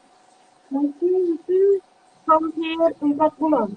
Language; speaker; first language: Indonesian; non-native, learner; Turkish